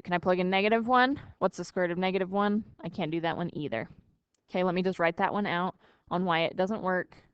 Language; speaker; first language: English; native; English